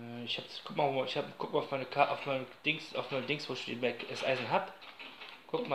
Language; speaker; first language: German; native; German